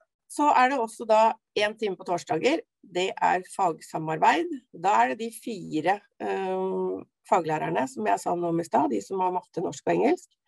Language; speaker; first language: Norwegian; native; Norwegian